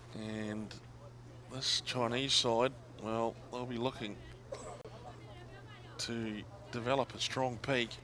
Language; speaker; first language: English; native; English